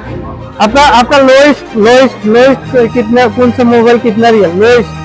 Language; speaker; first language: Hindi; non-native, learner; Bangla